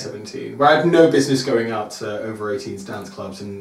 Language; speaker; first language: English; native; English